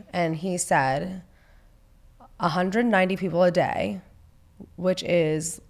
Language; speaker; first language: English; native; English